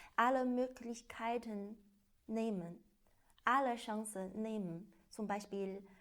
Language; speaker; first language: German; non-native, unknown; Chinese